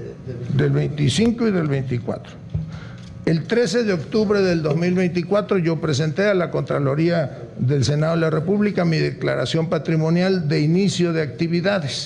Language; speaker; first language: Spanish; native; Spanish